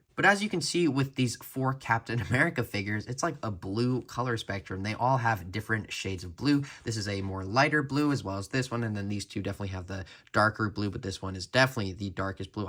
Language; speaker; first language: English; native; English